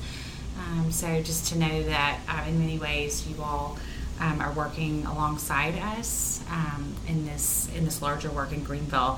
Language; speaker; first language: English; native; English